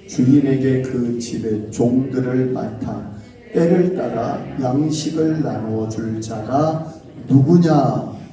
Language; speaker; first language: Korean; native; Korean